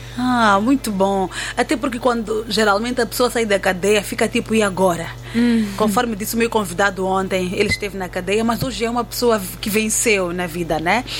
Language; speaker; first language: Portuguese; native; Portuguese